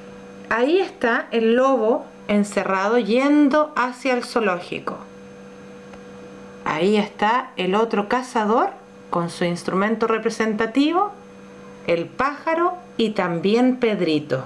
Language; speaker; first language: Spanish; native; Spanish